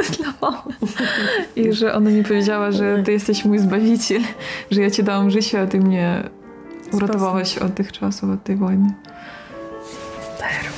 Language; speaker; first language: Polish; non-native, fluent; Russian